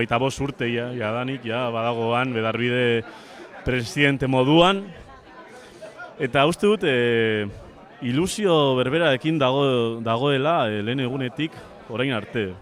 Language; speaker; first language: Basque; non-native, local second language; Spanish